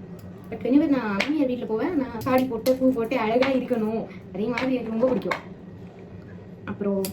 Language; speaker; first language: Tamil; non-native, learner; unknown